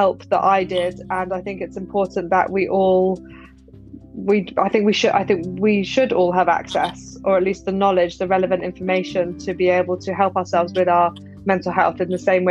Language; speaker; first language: English; native; English